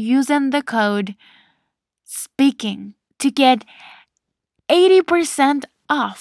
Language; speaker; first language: English; non-native, fluent; Spanish